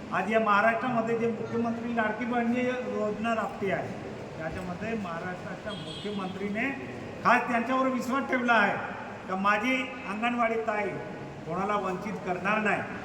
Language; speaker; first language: Marathi; non-native, local second language; Bhili